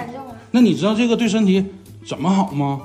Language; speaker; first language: Chinese; native; Chinese